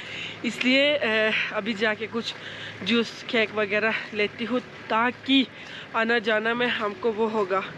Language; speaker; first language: Hindi; non-native, fluent; Turkish